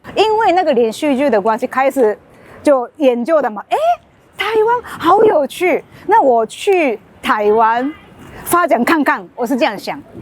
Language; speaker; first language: Chinese; non-native, fluent; Japanese